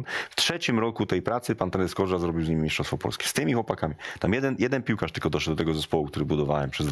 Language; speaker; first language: Polish; native; Polish